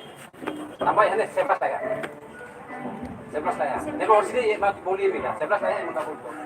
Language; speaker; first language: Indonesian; non-native, local second language; Tetum